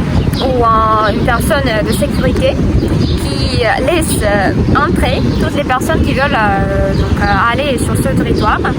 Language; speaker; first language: French; non-native, fluent; Russian